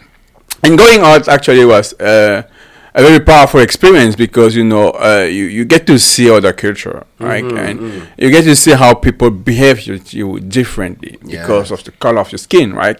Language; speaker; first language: English; non-native, local second language; French